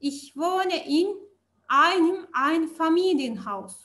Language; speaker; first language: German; non-native, learner; Turkish